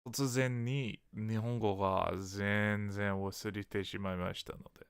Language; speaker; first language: Japanese; non-native, learner; English